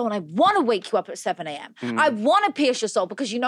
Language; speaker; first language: English; native; English